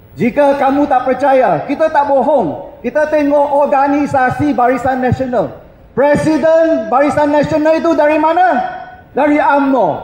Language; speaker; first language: Malay; non-native, local second language; Chinese